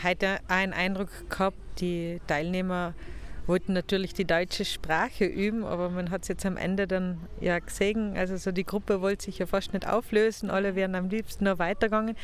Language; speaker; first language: German; native; German